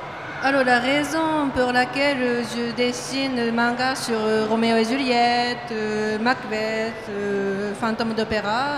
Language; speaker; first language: French; non-native, fluent; Japanese